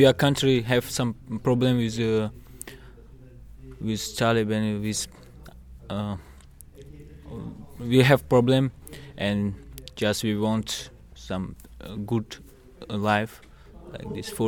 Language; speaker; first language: English; non-native, learner; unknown